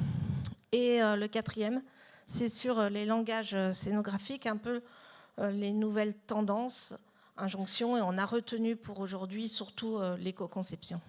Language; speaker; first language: French; native; French